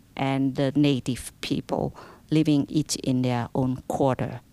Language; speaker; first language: English; non-native, fluent; Indonesian